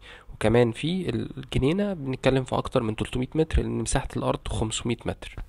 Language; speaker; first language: Arabic; native; Arabic